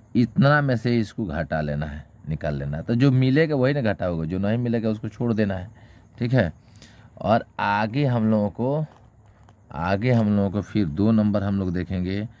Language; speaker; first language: Hindi; native; Hindi